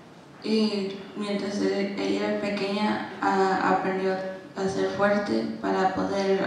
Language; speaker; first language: Spanish; non-native, learner; English